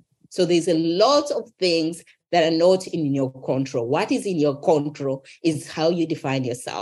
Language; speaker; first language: English; non-native, local second language; Ganda